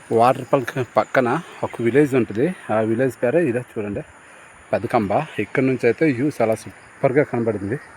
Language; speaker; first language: Telugu; non-native, local second language; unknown